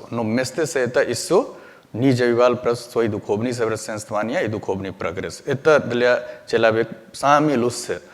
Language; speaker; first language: Russian; non-native, learner; Hindi